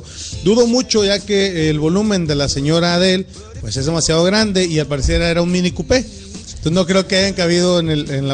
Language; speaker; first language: Spanish; native; Spanish